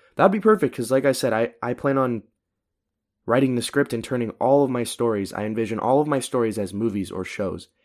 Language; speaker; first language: English; early bilingual, other home language; Filipino